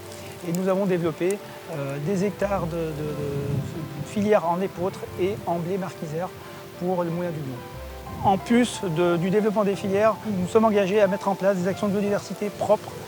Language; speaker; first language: French; native; French